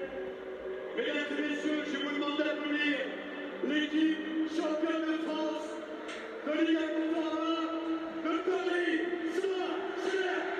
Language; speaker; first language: French; native; French